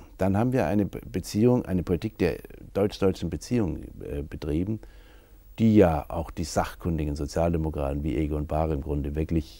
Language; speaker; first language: German; native; German